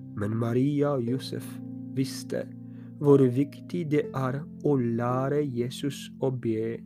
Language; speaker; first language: Norwegian; non-native, fluent; Polish